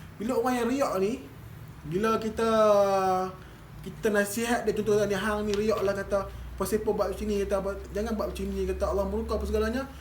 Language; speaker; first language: Malay; native; Malay